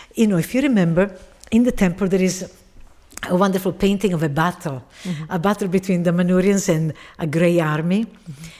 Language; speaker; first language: English; non-native, fluent; Italian